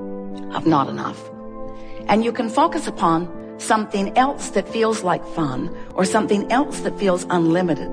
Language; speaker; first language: English; native; English